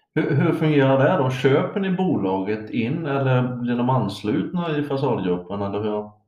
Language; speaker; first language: Swedish; native; Swedish